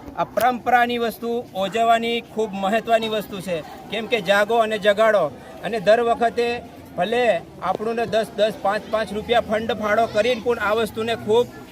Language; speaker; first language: Gujarati; non-native, local second language; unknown